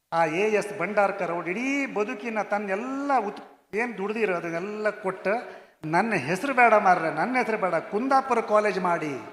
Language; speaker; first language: Kannada; non-native, local second language; Konkani